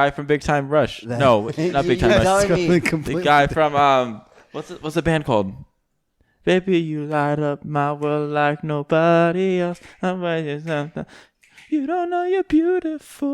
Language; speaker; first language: English; native; English